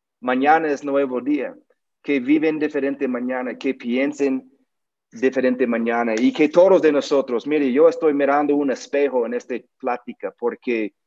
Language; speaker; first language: Spanish; non-native, learner; English